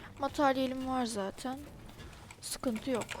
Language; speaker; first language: Turkish; native; Turkish